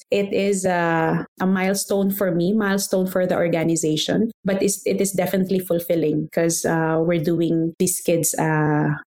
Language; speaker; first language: English; non-native, local second language; Aklanon